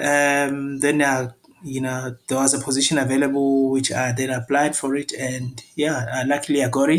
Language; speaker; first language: English; non-native, local second language; Zulu